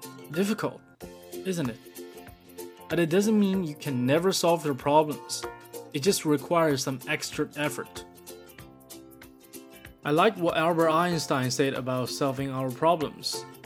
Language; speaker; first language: English; non-native, fluent; Chinese